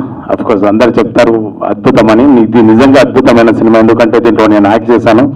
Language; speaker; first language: Telugu; native; Telugu